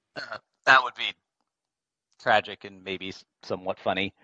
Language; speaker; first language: English; native; English